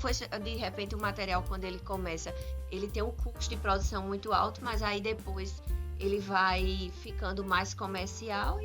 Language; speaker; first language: Portuguese; native; Portuguese